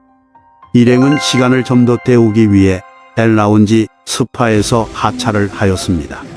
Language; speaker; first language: Korean; native; Korean